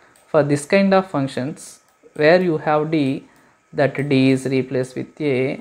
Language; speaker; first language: English; non-native, local second language; Telugu